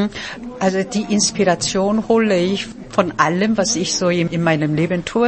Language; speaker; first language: German; non-native, fluent; Korean